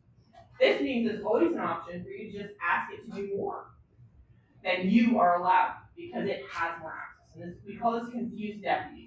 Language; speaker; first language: English; native; English